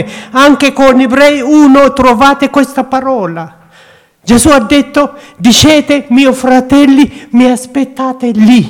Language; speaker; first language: Italian; non-native, learner; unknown